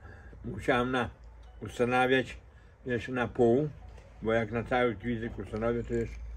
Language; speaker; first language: Polish; native; Polish